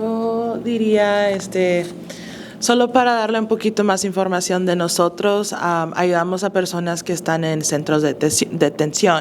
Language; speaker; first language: Spanish; early bilingual, other home language; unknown